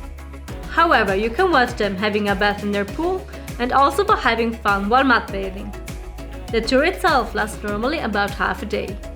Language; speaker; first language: English; non-native, fluent; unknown